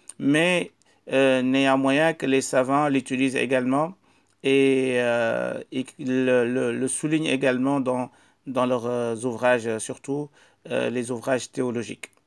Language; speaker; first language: French; non-native, local second language; Wolof